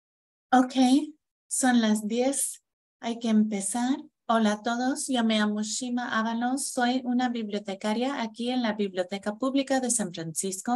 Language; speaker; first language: Spanish; non-native, fluent; English